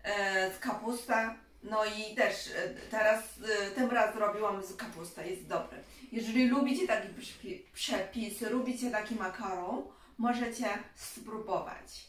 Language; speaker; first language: Polish; non-native, learner; Chinese